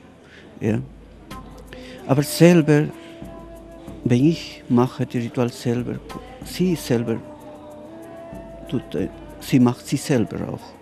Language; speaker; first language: German; non-native, learner; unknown